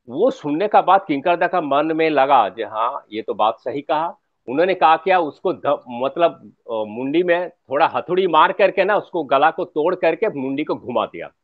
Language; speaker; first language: Hindi; non-native, local second language; Bangla